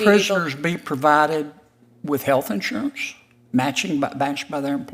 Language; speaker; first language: English; native; English